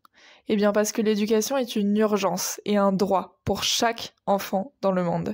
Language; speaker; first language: French; native; French